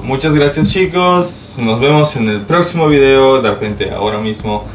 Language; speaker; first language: Spanish; native; Spanish